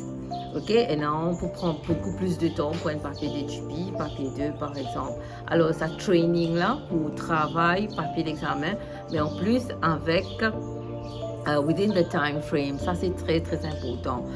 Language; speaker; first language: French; non-native, local second language; Morisyen